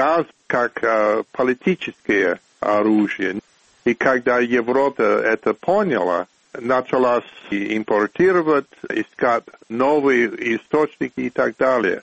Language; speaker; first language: Russian; non-native, fluent; English